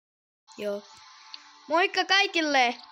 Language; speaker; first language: Finnish; early bilingual, other home language; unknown